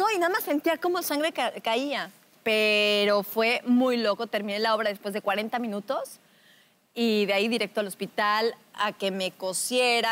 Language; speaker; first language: Spanish; native; Spanish